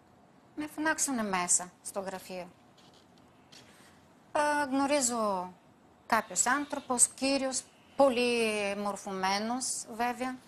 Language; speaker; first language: Greek; non-native, fluent; Bulgarian